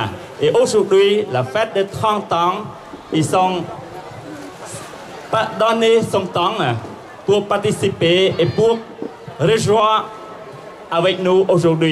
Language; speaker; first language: French; non-native, fluent; Khmer